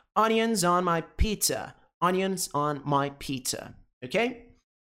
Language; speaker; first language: English; non-native, fluent; Portuguese